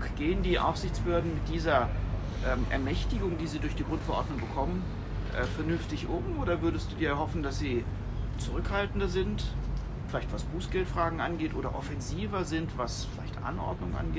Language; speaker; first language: German; native; German